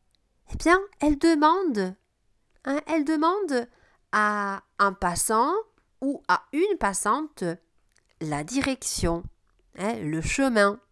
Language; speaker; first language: French; non-native, fluent; Italian